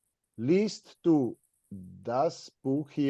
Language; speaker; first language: German; non-native, fluent; English